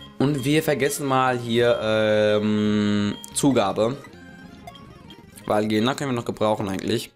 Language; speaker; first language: German; native; German